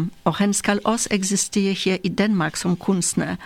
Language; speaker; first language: Danish; non-native, fluent; Polish